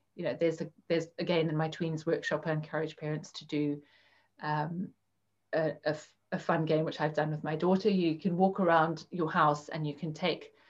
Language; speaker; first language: English; native; English